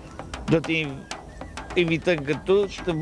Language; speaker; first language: Albanian; early bilingual, heritage; Albanian